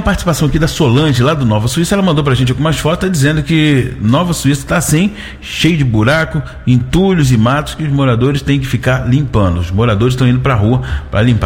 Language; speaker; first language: Portuguese; native; Portuguese